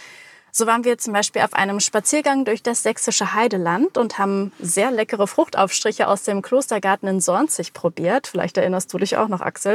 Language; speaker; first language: German; native; German